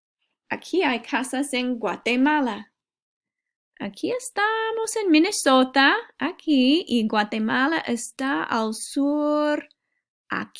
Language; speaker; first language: Spanish; non-native, fluent; English